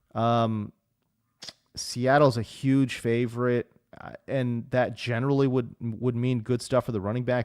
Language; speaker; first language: English; native; English